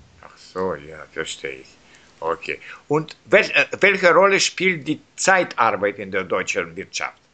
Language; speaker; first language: German; non-native, learner; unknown